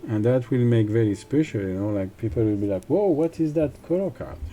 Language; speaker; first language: English; non-native, fluent; French